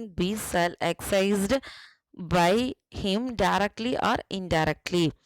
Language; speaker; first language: English; non-native, local second language; Tamil